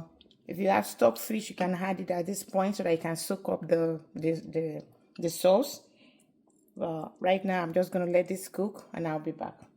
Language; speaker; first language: English; non-native, local second language; Yoruba